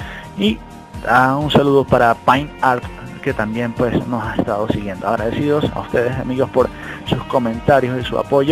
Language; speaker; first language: Spanish; native; Spanish